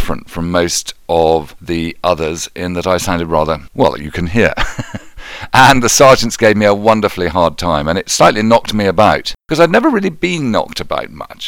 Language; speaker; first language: English; native; English